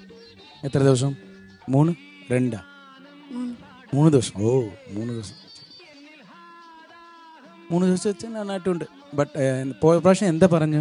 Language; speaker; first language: Malayalam; non-native, learner; Tamil